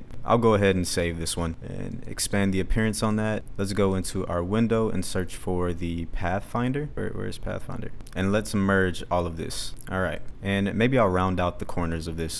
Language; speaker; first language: English; native; English